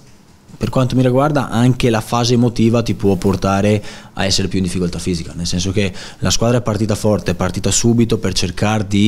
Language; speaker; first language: Italian; native; Italian